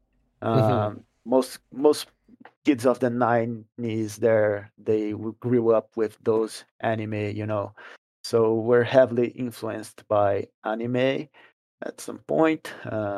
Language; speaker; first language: English; non-native, fluent; Portuguese